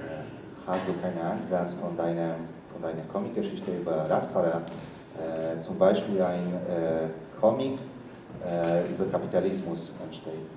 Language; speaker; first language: German; non-native, learner; Polish